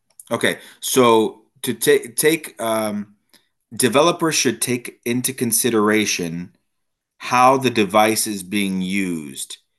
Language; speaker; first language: English; native; English